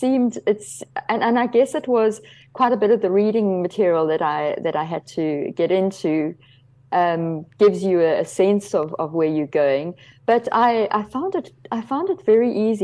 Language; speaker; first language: English; native; English